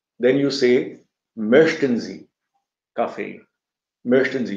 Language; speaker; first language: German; non-native, fluent; Marathi